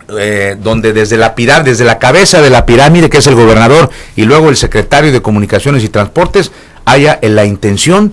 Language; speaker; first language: Spanish; native; Spanish